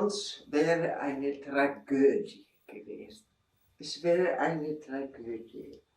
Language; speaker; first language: German; non-native, fluent; Czech